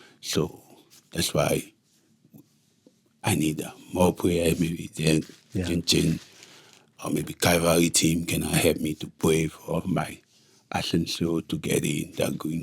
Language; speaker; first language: English; non-native, local second language; Haitian Creole